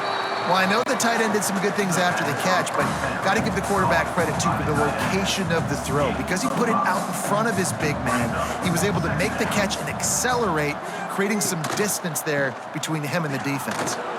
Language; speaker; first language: English; native; English